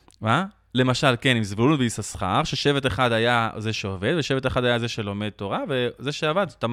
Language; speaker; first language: Hebrew; native; Hebrew